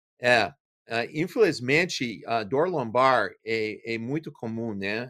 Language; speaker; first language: Portuguese; non-native, learner; English